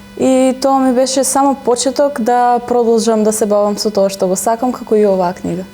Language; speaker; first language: Macedonian; native; Macedonian